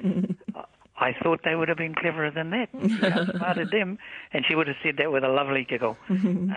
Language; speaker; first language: English; native; English